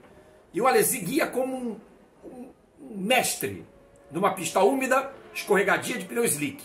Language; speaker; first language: Portuguese; native; Portuguese